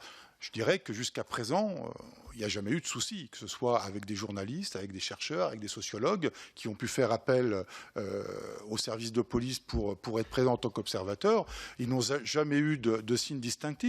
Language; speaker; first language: French; native; French